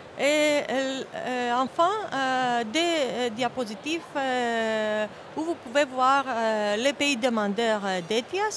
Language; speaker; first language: French; non-native, fluent; Greek